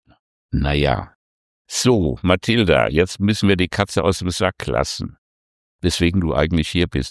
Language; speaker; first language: German; native; German